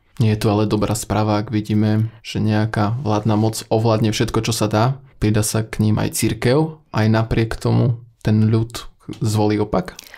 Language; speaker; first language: Slovak; native; Slovak